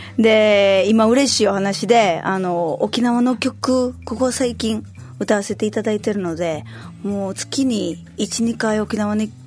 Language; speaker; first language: Japanese; early bilingual, heritage; Spanish